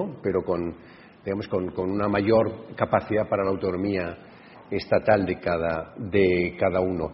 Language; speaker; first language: Spanish; native; Spanish